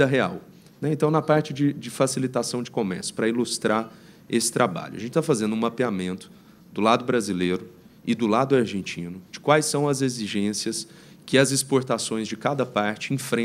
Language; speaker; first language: Portuguese; native; Portuguese